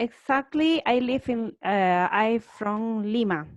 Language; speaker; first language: English; non-native, learner; Spanish